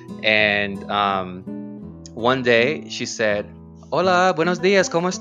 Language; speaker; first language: Spanish; non-native, learner; English